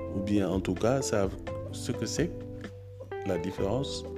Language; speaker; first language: French; non-native, local second language; Wolof